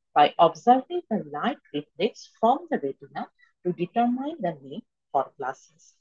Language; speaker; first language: English; non-native, local second language; Bangla